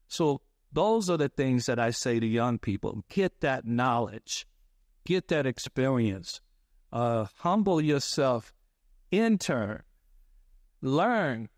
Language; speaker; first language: English; native; English